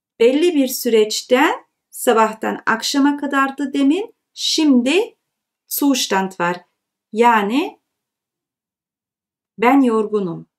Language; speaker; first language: Turkish; early bilingual, heritage; Turkish